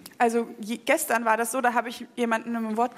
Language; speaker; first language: German; native; German